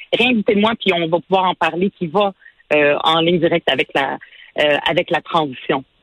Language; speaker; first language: French; early bilingual, other home language; Arabic